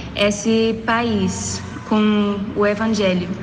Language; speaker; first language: Portuguese; non-native, learner; English